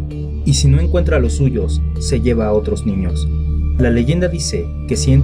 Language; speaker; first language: Spanish; native; Spanish